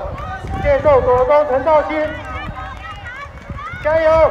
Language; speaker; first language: Chinese; native; Chinese